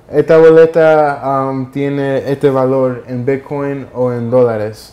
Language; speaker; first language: Spanish; early bilingual, heritage; Spanish